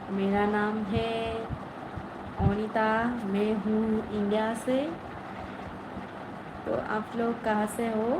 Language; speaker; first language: Hindi; non-native, local second language; Bangla